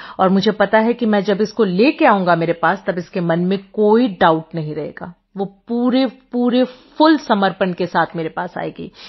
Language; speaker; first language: Hindi; non-native, local second language; Bangla